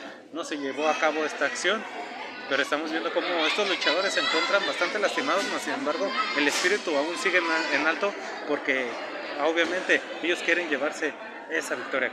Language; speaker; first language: Spanish; native; Spanish